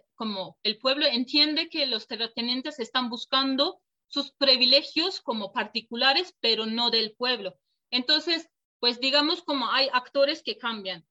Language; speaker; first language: Spanish; non-native, fluent; Kurdish